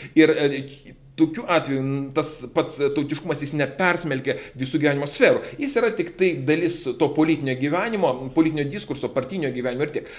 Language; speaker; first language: Lithuanian; non-native, local second language; Russian